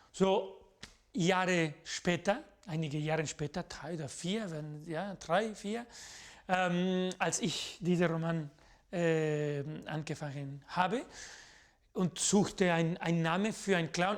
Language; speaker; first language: German; non-native, fluent; Spanish